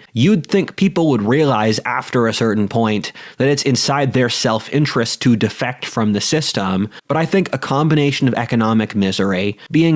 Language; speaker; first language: English; native; English